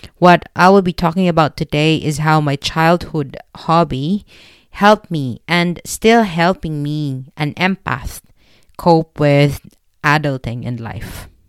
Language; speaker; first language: English; non-native, local second language; Filipino